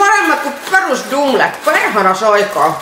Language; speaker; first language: Finnish; native; Finnish